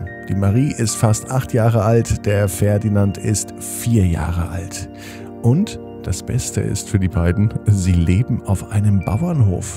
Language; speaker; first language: German; native; German